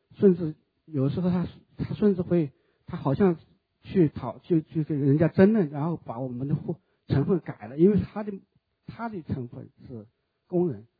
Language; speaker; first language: Chinese; native; Chinese